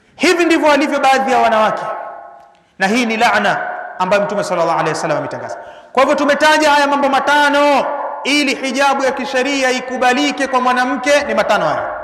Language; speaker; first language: Swahili; native; Swahili